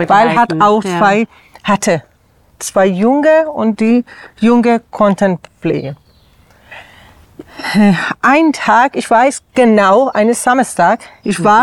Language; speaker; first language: German; non-native, learner; Persian